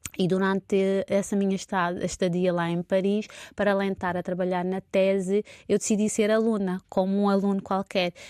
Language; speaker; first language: Portuguese; non-native, local second language; Kabuverdianu